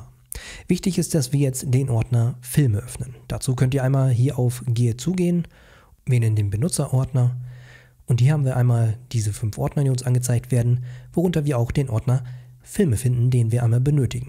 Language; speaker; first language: German; native; German